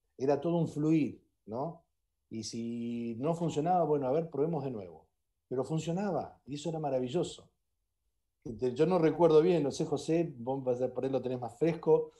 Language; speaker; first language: Spanish; native; Spanish